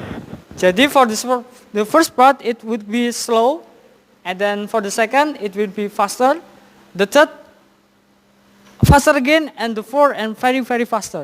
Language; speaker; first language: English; non-native, fluent; Indonesian